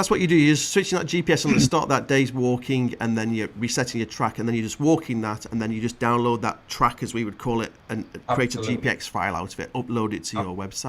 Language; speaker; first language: English; native; English